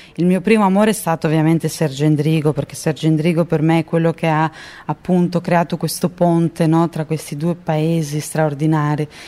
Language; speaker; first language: Italian; non-native, fluent; Portuguese